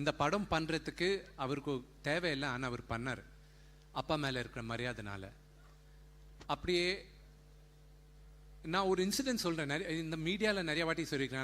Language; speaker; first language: Tamil; non-native, local second language; Telugu